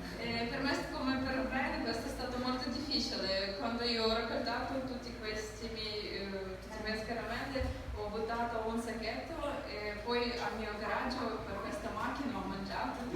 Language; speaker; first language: Italian; non-native, learner; Ukrainian